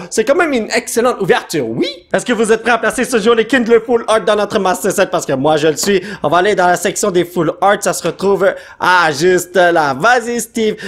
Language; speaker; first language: French; native; French